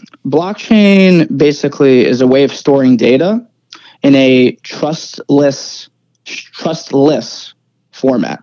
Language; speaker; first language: English; native; English